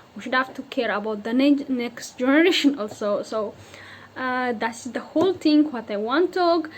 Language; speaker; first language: English; non-native, local second language; Amharic